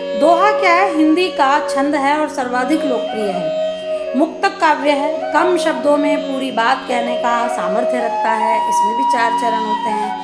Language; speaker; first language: Hindi; native; Hindi